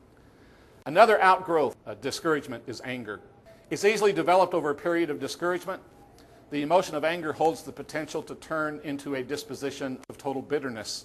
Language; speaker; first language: English; native; English